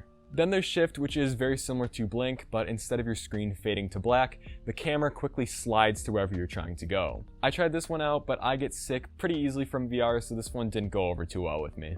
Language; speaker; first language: English; native; English